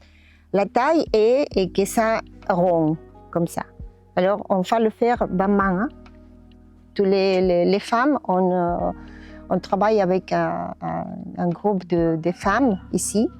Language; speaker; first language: French; non-native, learner; Spanish